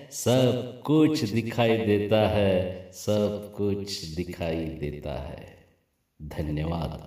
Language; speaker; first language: Hindi; non-native, local second language; Marathi